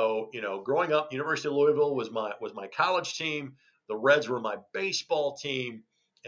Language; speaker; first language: English; native; English